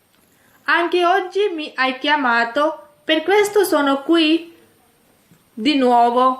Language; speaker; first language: Italian; non-native, fluent; Urdu